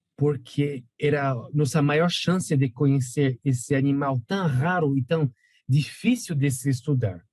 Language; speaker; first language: Portuguese; non-native, fluent; French